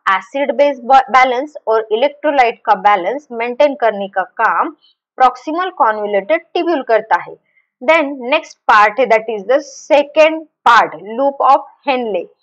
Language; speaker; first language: Hindi; non-native, local second language; Marathi